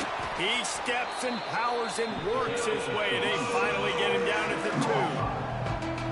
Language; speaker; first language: English; native; English